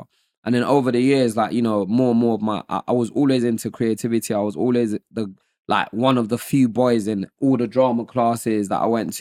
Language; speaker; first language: English; non-native, local second language; Yoruba